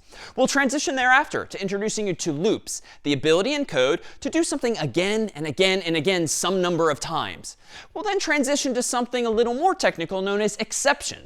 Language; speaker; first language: English; native; English